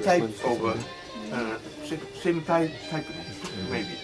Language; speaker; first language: English; non-native, learner; Japanese